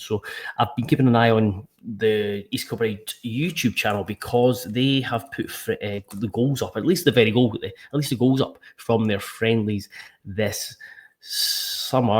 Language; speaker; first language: English; native; English